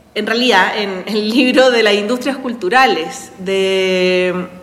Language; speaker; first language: Spanish; native; Spanish